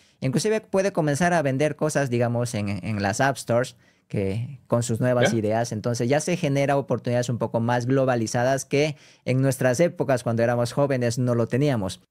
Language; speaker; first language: Spanish; non-native, fluent; Korean